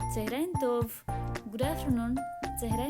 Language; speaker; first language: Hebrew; non-native, learner; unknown